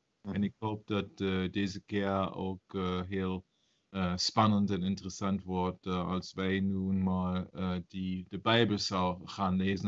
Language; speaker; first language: Dutch; non-native, learner; German